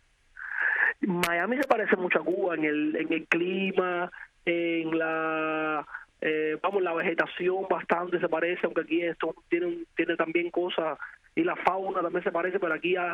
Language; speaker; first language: Spanish; native; Spanish